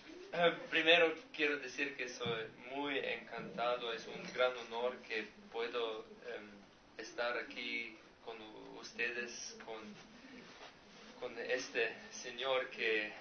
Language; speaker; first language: Spanish; non-native, learner; Slovenian